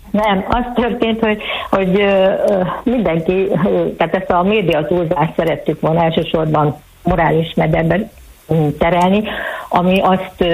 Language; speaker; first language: Hungarian; native; Hungarian